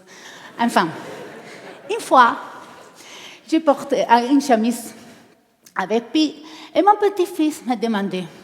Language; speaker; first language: French; non-native, learner; Spanish